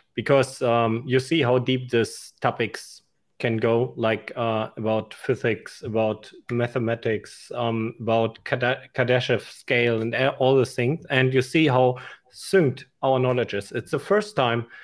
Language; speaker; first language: English; non-native, fluent; German